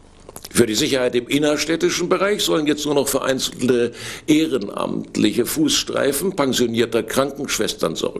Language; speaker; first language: German; native; German